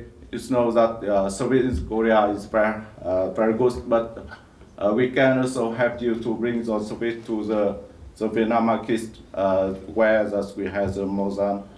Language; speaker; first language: English; non-native, learner; Vietnamese